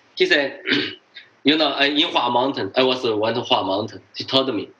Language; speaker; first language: English; non-native, learner; Chinese